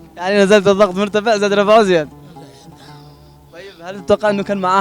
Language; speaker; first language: Arabic; native; Arabic